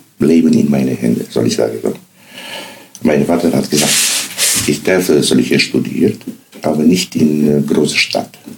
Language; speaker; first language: German; non-native, learner; Romanian